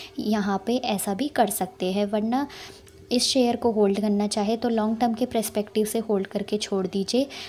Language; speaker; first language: Hindi; native; Hindi